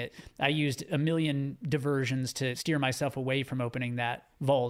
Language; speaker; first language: English; native; English